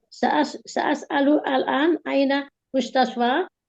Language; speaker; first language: Arabic; non-native, learner; Indonesian